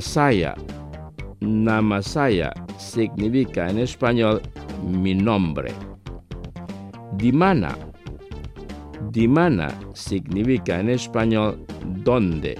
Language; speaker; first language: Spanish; non-native, fluent; Indonesian